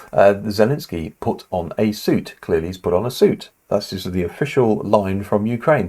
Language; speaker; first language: English; native; English